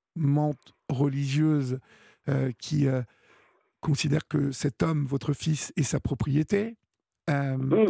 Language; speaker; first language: French; native; French